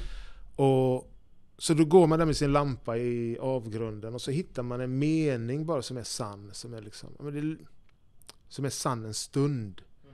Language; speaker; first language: Swedish; native; Swedish